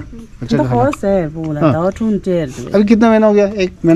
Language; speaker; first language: Hindi; non-native, local second language; Tibetan